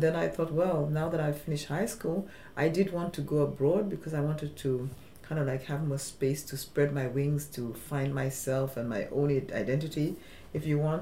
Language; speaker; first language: English; non-native, local second language; Luo (Kenya and Tanzania)